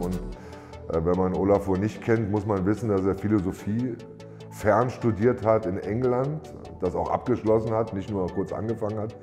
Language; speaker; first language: German; native; German